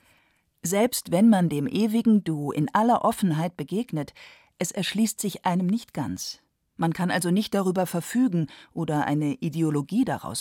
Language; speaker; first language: German; native; German